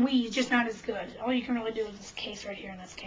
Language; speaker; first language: English; native; English